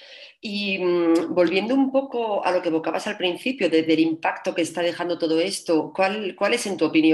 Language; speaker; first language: Spanish; native; Spanish